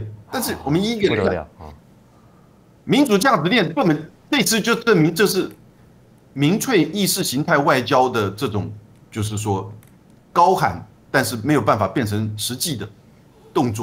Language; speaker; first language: Chinese; native; Chinese